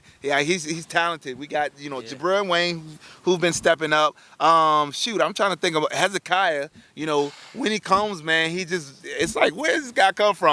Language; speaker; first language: English; native; English